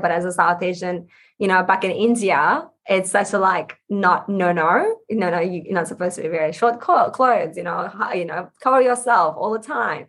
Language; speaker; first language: English; non-native, local second language; Punjabi